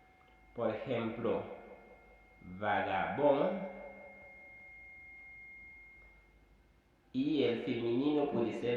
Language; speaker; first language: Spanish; non-native, fluent; Haitian Creole